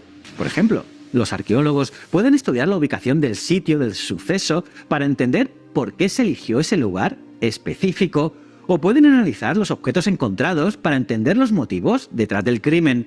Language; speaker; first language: Spanish; native; Spanish